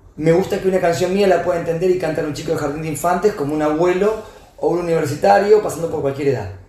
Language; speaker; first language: Spanish; native; Spanish